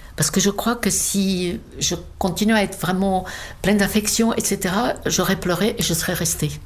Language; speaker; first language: French; non-native, fluent; Czech